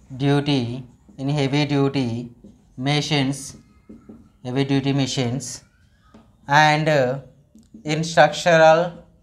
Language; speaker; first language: English; non-native, local second language; Telugu